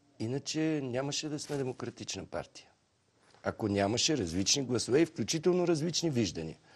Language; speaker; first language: Bulgarian; native; Bulgarian